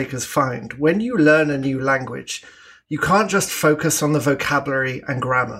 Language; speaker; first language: English; native; English